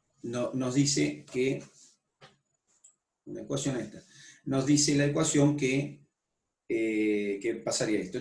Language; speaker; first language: Spanish; native; Spanish